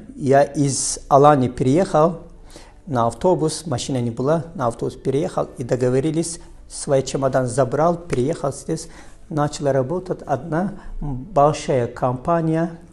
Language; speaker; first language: Russian; non-native, learner; Turkish